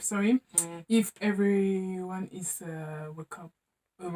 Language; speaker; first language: English; non-native, learner; French